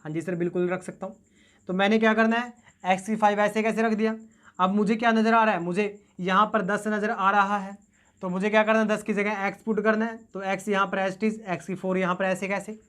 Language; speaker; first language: Hindi; native; Hindi